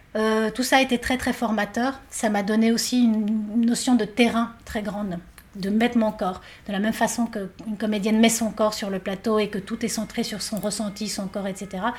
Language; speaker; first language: French; non-native, fluent; Spanish